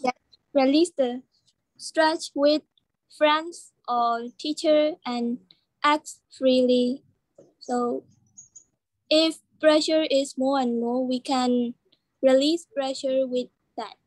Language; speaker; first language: English; non-native, learner; Burmese